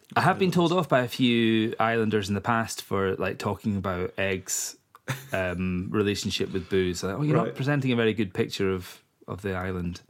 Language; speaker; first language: English; native; English